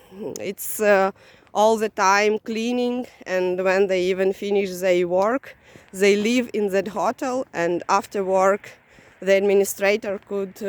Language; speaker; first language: English; non-native, fluent; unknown